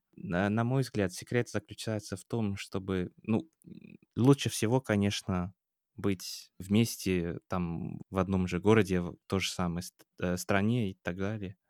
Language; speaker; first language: Russian; non-native, fluent; English